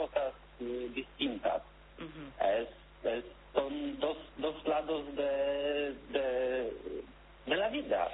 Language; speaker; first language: Spanish; non-native, fluent; Polish